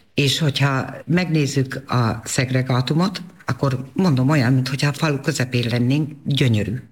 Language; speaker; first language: Hungarian; native; Hungarian